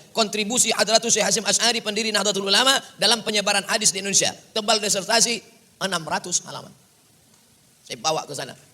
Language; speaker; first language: Indonesian; native; Indonesian